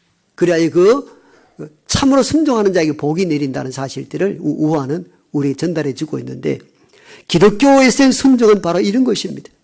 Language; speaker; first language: Korean; native; Korean